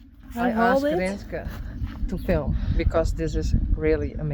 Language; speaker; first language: English; non-native, learner; Western Frisian